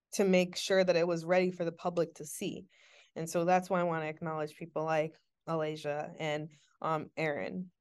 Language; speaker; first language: English; native; English